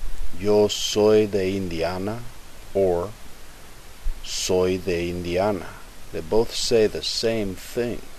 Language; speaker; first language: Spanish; non-native, fluent; English